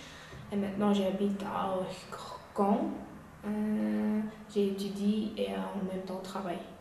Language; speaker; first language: French; non-native, learner; Uyghur